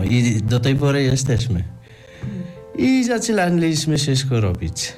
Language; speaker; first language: Polish; non-native, learner; Nepali